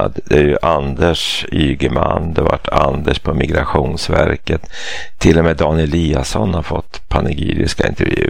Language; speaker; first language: Swedish; native; Swedish